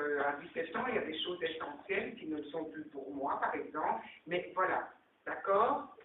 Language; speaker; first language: French; native; French